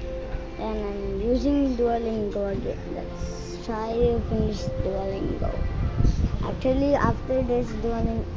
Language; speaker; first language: English; non-native, local second language; Filipino